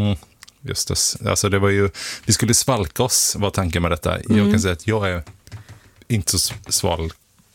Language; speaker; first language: Swedish; native; Swedish